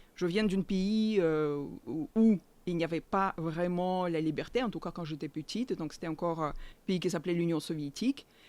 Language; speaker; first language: French; non-native, fluent; Russian